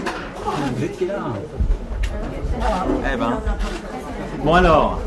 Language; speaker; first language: French; native; French